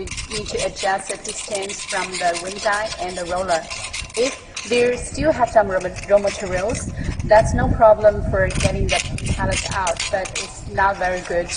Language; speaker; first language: English; non-native, learner; Chinese